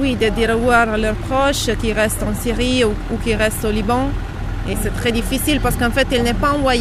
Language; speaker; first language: French; non-native, fluent; Italian